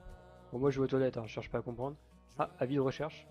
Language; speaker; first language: French; native; French